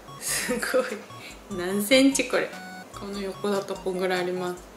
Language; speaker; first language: Japanese; native; Japanese